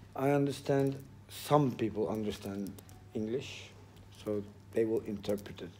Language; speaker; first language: English; non-native, fluent; Turkish